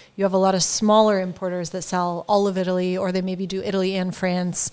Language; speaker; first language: English; native; English